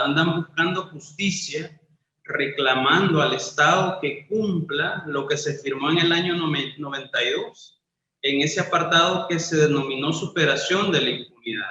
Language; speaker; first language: Spanish; native; Spanish